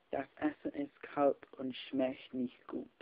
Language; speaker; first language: German; non-native, learner; English